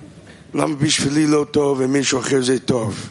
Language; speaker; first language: Hebrew; non-native, fluent; Russian